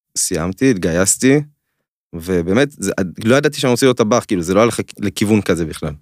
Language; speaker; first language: Hebrew; native; Hebrew